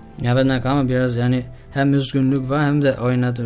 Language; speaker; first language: Turkish; non-native, learner; Albanian